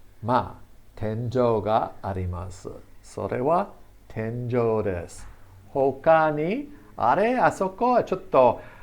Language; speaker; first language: Japanese; non-native, fluent; English